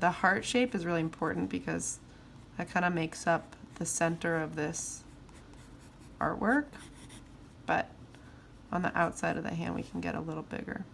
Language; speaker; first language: English; native; English